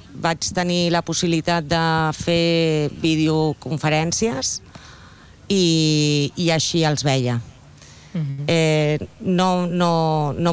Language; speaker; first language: Catalan; non-native, local second language; Spanish